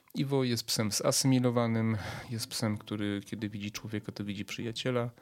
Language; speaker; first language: Polish; native; Polish